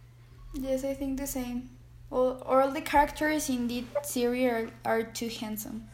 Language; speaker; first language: English; non-native, learner; Spanish